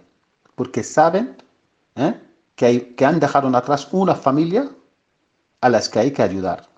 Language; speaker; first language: Spanish; non-native, fluent; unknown